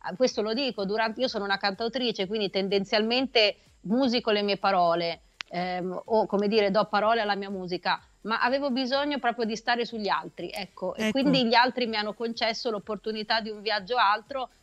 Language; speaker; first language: Italian; native; Italian